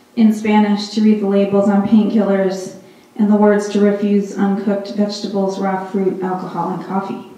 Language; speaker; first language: English; early bilingual, other home language; Hindi